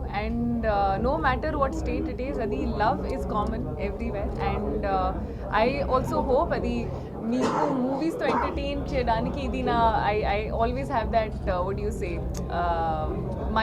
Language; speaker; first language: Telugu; non-native, learner; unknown